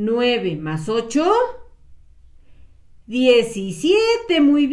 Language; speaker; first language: Spanish; native; Spanish